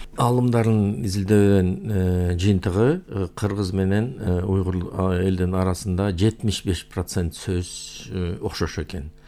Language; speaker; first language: Kyrgyz; non-native, local second language; Uyghur